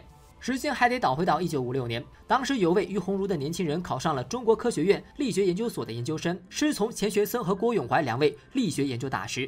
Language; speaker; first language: Chinese; native; Chinese